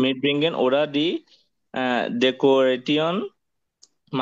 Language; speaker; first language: German; non-native, learner; Bangla